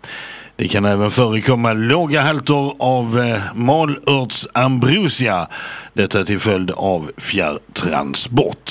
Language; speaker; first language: Swedish; native; Swedish